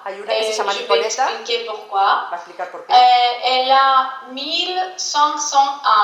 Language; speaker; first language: French; non-native, fluent; Greek